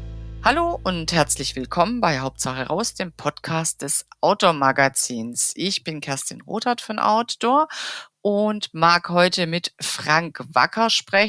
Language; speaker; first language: German; native; German